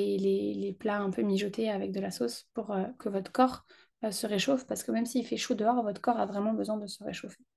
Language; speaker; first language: French; native; French